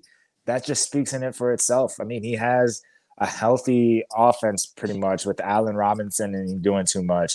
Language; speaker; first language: English; native; English